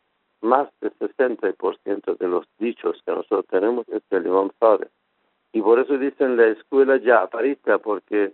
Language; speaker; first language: Spanish; non-native, fluent; Persian